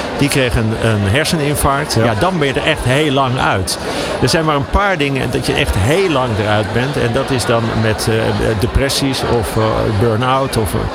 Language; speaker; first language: Dutch; native; Dutch